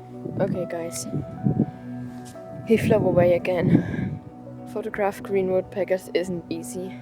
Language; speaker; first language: English; non-native, learner; German